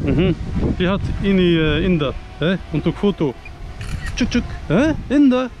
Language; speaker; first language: Indonesian; non-native, learner; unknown